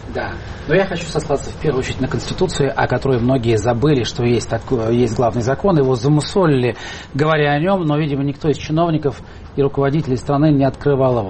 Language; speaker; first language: Russian; native; Russian